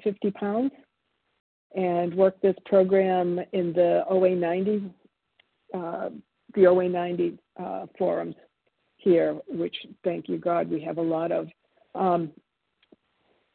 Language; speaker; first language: English; early bilingual, other home language; Italian